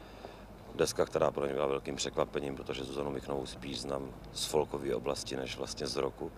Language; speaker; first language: Czech; native; Czech